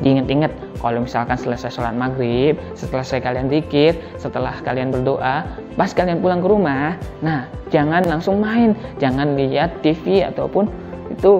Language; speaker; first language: Indonesian; native; Indonesian